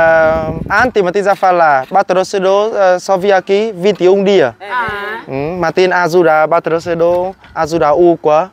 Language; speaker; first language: Portuguese; non-native, learner; Vietnamese